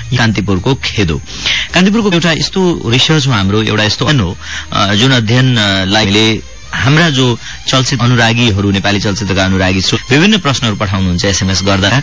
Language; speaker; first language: Nepali; native; Nepali